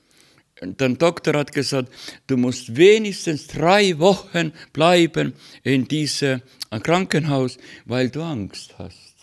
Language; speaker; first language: German; non-native, learner; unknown